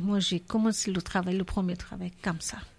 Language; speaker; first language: French; non-native, learner; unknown